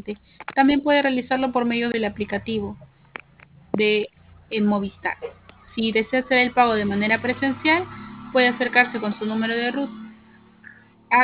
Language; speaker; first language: Spanish; native; Spanish